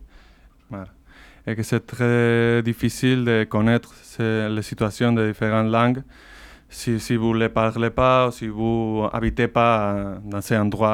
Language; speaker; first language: French; non-native, learner; Basque